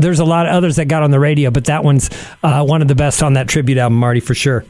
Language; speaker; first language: English; native; English